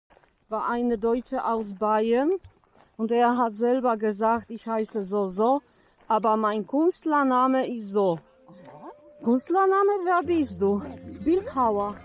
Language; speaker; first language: German; non-native, learner; Polish